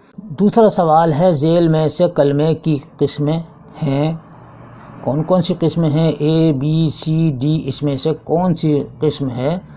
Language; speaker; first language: Urdu; native; Urdu